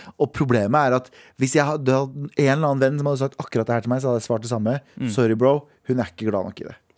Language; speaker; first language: Norwegian; early bilingual, other home language; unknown